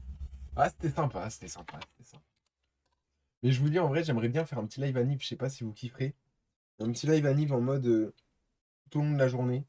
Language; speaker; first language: French; native; French